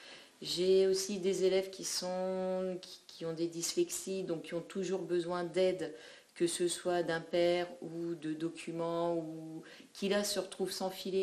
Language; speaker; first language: French; native; French